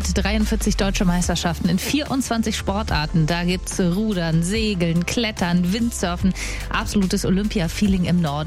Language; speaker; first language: German; native; German